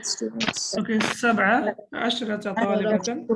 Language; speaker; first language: Arabic; non-native, fluent; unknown